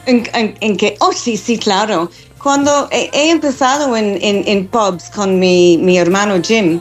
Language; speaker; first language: Spanish; non-native, fluent; English